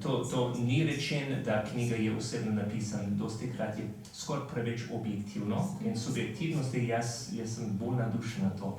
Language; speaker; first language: Slovenian; non-native, fluent; English